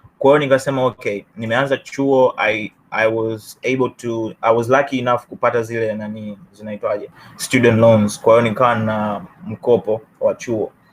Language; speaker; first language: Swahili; native; Swahili